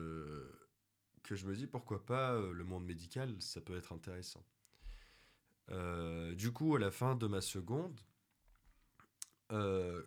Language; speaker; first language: French; native; French